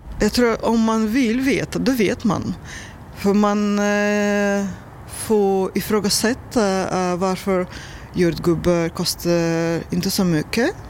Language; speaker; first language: Swedish; non-native, learner; Russian